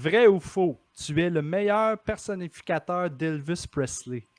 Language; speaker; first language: French; native; French